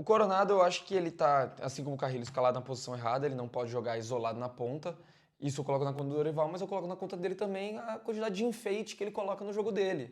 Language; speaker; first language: Portuguese; native; Portuguese